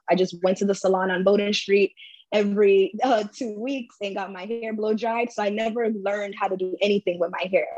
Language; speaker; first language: English; early bilingual, heritage; English